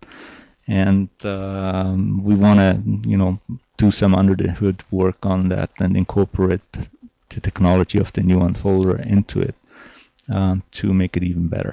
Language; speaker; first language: English; non-native, fluent; German